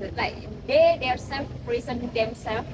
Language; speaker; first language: English; non-native, learner; Indonesian